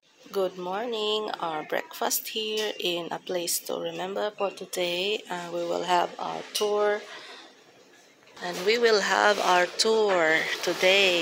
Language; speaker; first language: English; non-native, local second language; Filipino